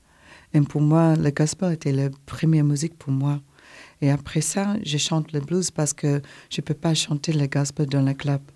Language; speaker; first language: French; non-native, learner; English